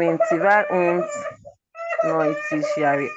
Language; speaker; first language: German; non-native, learner; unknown